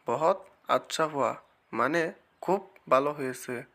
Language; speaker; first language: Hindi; non-native, learner; Bangla